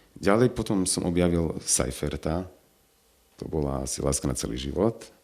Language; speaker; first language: Slovak; non-native, local second language; Romany